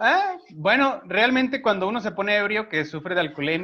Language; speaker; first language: Spanish; native; Spanish